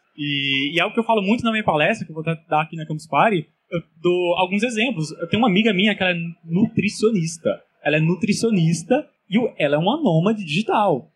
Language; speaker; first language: Portuguese; native; Portuguese